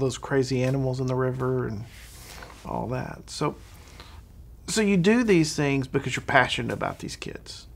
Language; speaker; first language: English; native; English